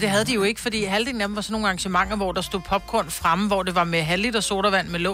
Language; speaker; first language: Danish; native; Danish